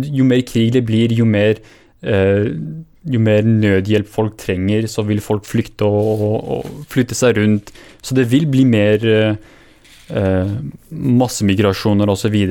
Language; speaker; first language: Norwegian; early bilingual, other home language; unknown